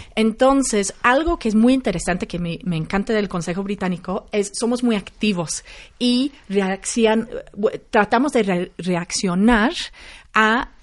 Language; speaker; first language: Spanish; non-native, fluent; English